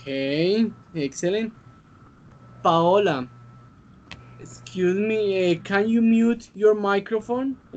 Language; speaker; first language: English; non-native, learner; Spanish